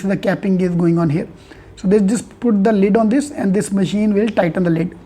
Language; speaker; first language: English; non-native, local second language; Hindi